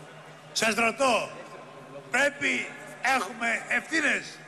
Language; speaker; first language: Greek; native; Greek